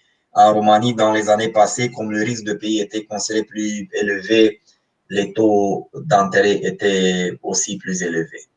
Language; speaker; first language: French; non-native, fluent; Romanian